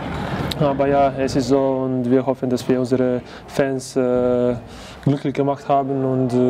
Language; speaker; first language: German; non-native, fluent; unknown